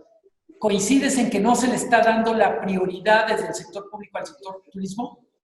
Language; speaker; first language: Spanish; native; Spanish